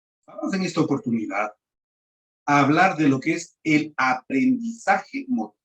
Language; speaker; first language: Spanish; native; Spanish